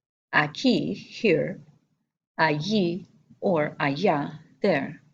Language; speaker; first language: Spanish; non-native, fluent; English